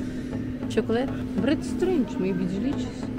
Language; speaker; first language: English; non-native, learner; Russian